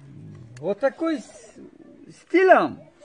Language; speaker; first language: Russian; non-native, learner; Uzbek